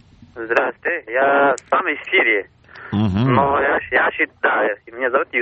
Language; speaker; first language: Russian; non-native, learner; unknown